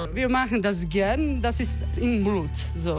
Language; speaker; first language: German; non-native, fluent; Croatian